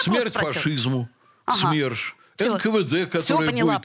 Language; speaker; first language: Russian; native; Russian